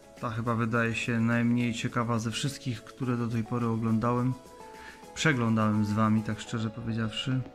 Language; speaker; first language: Polish; native; Polish